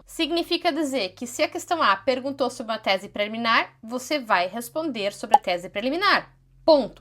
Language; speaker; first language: Portuguese; native; Portuguese